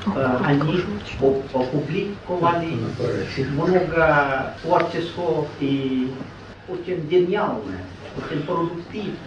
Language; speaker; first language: Russian; non-native, learner; Indonesian